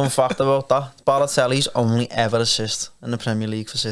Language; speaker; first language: English; native; English